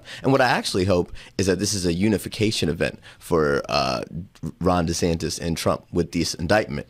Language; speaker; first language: English; native; English